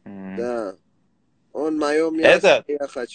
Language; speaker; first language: Russian; non-native, local second language; Persian